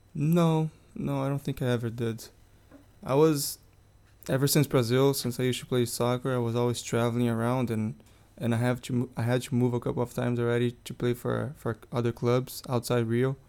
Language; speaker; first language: English; non-native, fluent; Portuguese